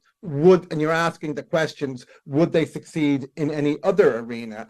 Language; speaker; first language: English; native; English